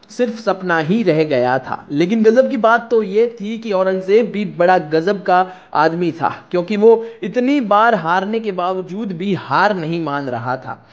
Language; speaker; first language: Hindi; non-native, local second language; Gujarati